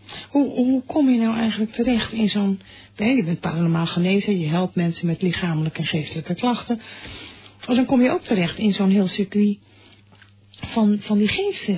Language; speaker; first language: Dutch; native; Dutch